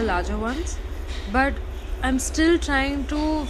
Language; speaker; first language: English; non-native, local second language; Gujarati